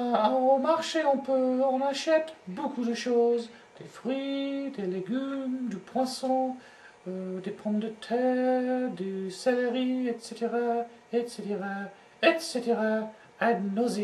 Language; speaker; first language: French; non-native, learner; English